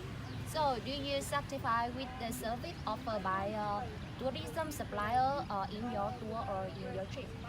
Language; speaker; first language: English; non-native, learner; Vietnamese